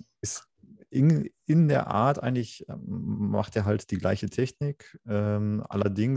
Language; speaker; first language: German; native; German